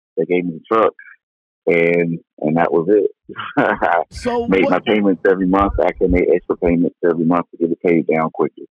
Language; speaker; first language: English; native; English